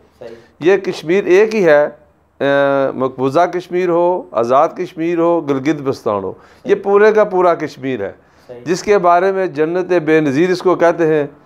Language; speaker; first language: Urdu; non-native, local second language; Punjabi